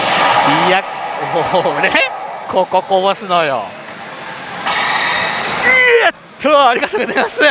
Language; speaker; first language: Japanese; native; Japanese